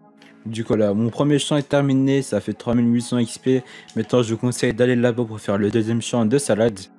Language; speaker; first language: French; native; French